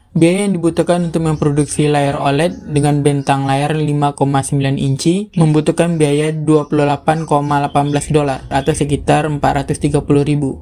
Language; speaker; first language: Indonesian; native; Indonesian